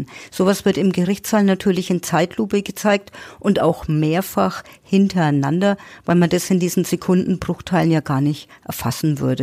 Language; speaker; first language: German; native; German